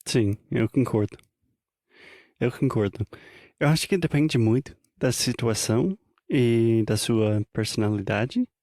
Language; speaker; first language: Portuguese; non-native, fluent; English